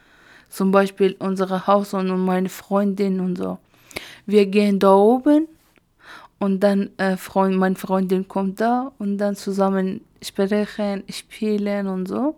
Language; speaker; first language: German; non-native, learner; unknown